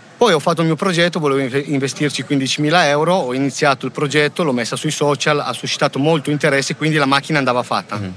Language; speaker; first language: Italian; non-native, fluent; Romanian